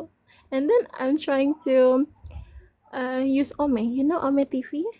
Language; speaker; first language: English; non-native, learner; Indonesian